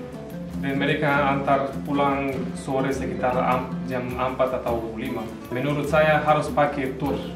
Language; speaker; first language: Indonesian; non-native, fluent; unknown